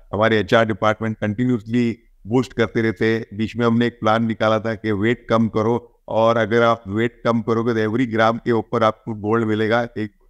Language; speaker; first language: Hindi; native; Hindi